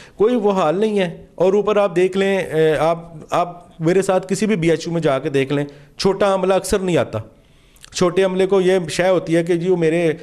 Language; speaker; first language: Urdu; non-native, local second language; Punjabi